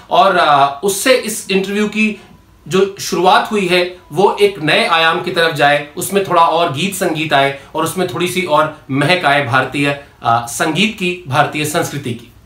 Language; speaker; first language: Hindi; native; Hindi